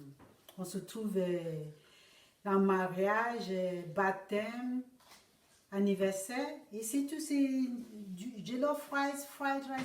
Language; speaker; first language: French; non-native, learner; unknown